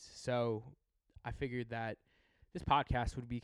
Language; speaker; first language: English; native; English